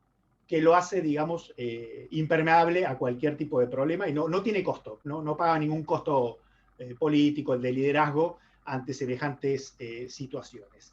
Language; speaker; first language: Spanish; native; Spanish